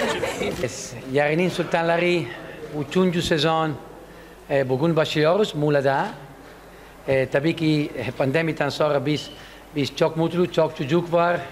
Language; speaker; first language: Turkish; non-native, learner; Italian